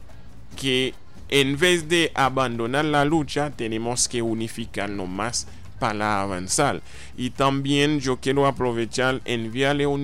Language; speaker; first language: Spanish; non-native, fluent; Haitian Creole